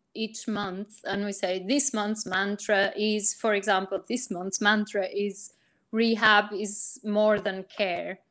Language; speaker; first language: English; non-native, fluent; Portuguese